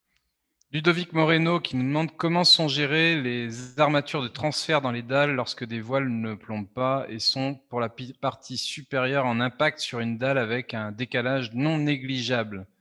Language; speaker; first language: French; native; French